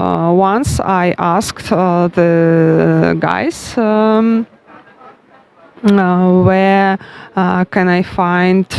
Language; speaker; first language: English; non-native, learner; Russian